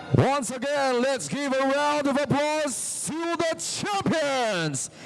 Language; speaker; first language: English; non-native, local second language; Filipino